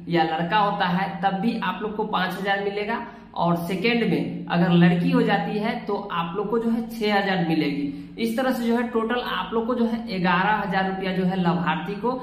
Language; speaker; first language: Hindi; native; Hindi